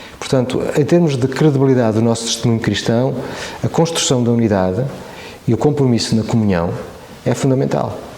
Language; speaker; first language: Portuguese; native; Portuguese